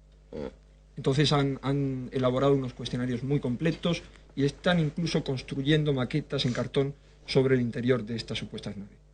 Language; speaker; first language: Spanish; native; Spanish